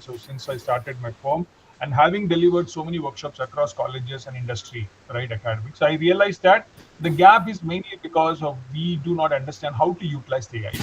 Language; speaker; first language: English; non-native, local second language; Tamil